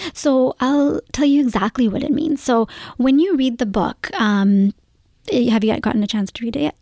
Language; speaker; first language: English; early bilingual, other home language; Gujarati